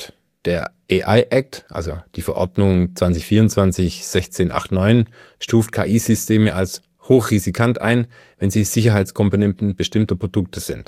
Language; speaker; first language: German; native; German